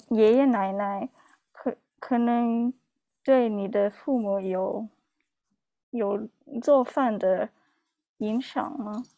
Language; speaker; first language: Chinese; non-native, learner; English